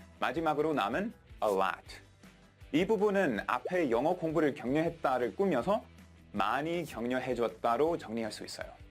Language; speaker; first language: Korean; non-native, fluent; English